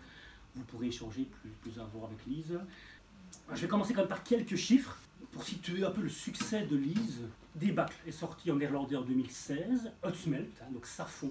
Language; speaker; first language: French; native; French